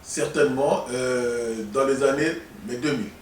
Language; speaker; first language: French; non-native, local second language; Lingala